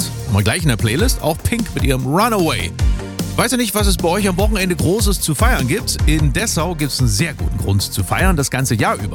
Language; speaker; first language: German; native; German